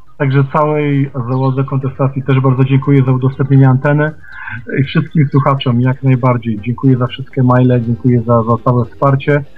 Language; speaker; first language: Polish; native; Polish